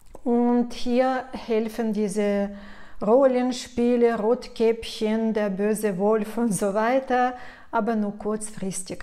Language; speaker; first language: German; non-native, fluent; Russian